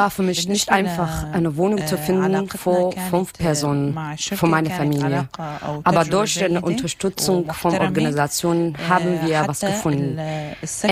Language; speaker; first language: German; non-native, learner; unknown